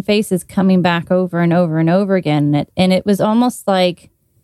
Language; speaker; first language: English; native; English